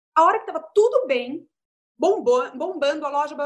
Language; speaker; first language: Portuguese; native; Portuguese